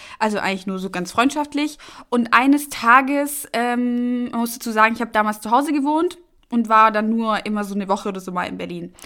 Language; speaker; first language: German; native; German